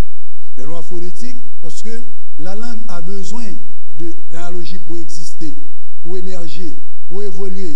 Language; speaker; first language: French; non-native, local second language; Haitian Creole